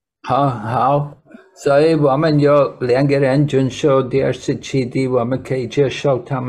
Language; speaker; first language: Chinese; non-native, learner; English